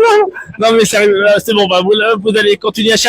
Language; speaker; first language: French; native; French